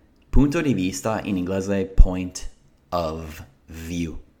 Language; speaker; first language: Italian; non-native, fluent; English